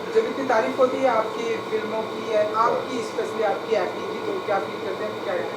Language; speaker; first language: Hindi; native; Hindi